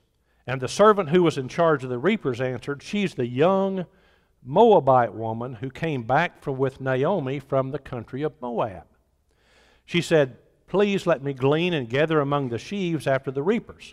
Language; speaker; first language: English; native; English